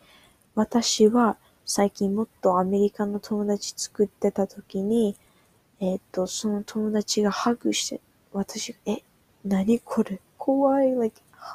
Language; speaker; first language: Japanese; non-native, learner; English